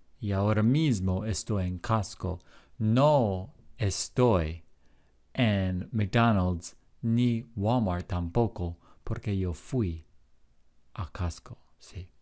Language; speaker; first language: Spanish; non-native, fluent; English